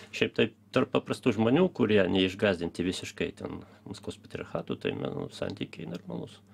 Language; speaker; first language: Lithuanian; early bilingual, heritage; Lithuanian